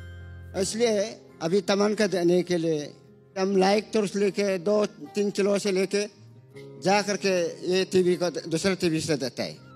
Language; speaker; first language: Hindi; non-native, local second language; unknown